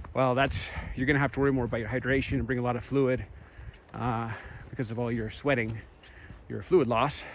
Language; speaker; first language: English; native; English